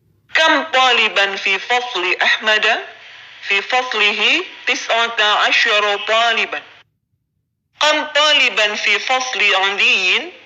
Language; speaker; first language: Arabic; non-native, fluent; Indonesian